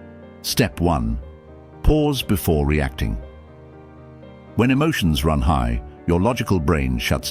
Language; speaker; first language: English; native; English